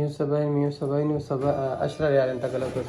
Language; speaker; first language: Arabic; non-native, learner; Urdu